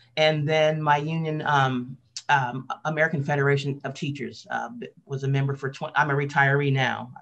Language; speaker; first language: English; native; English